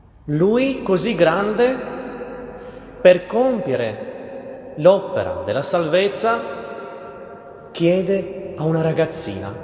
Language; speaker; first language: Italian; non-native, fluent; Portuguese